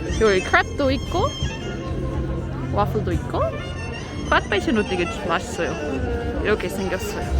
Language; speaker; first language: Korean; early bilingual, heritage; German